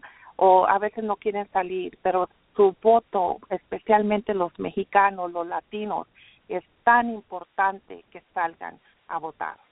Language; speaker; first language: Spanish; early bilingual, heritage; Spanish